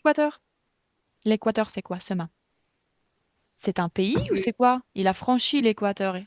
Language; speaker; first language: French; non-native, fluent; Russian